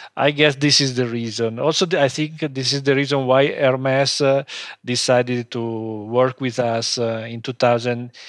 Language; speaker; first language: English; non-native, fluent; Italian